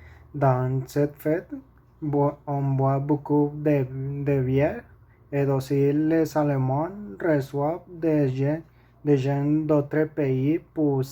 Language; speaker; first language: French; non-native, learner; Spanish